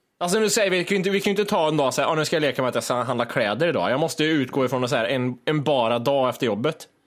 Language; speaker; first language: Swedish; native; Swedish